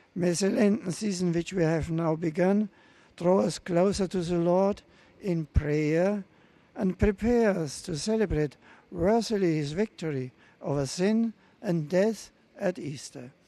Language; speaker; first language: English; non-native, fluent; German